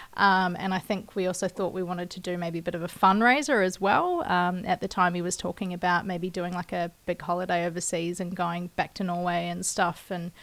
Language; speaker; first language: English; native; English